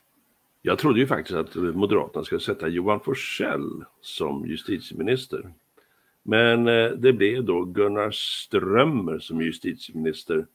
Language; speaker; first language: Swedish; native; Swedish